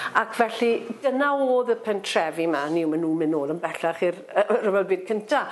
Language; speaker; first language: Welsh; non-native, local second language; English